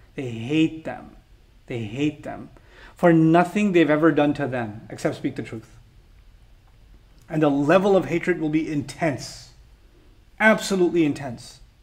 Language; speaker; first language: English; native; English